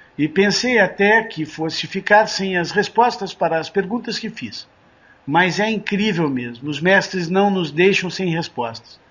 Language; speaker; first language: Portuguese; native; Portuguese